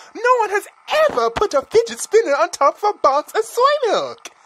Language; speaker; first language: English; native; English